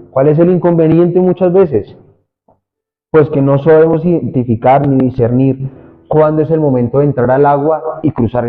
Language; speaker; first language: Spanish; native; Spanish